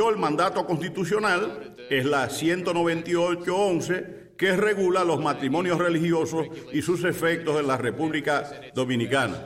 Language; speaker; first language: Spanish; native; Spanish